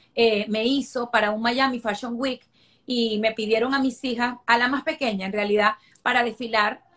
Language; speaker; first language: Spanish; native; Spanish